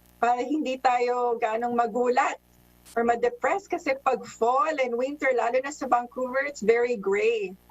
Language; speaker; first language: Filipino; early bilingual, heritage; Filipino